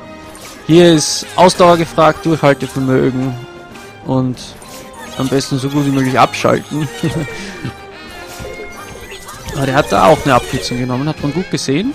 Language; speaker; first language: German; native; German